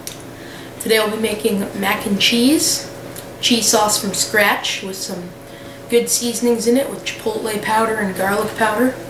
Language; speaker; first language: English; native; English